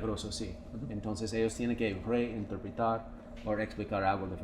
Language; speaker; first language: Spanish; non-native, fluent; English